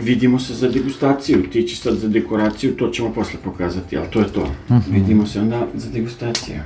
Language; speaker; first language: Serbian; native; Serbian